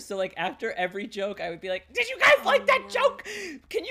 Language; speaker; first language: English; early bilingual, other home language; Greek